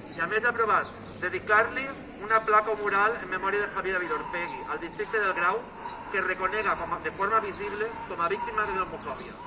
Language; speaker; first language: Catalan; native; Catalan